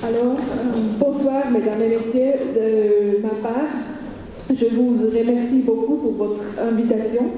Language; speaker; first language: French; non-native, local second language; Swiss German